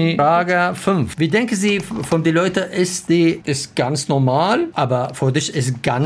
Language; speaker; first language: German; non-native, learner; Arabic